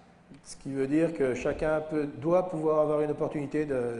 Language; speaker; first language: French; native; French